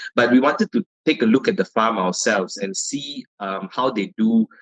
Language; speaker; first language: English; non-native, local second language; Malay